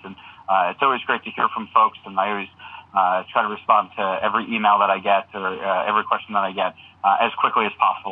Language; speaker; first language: English; native; English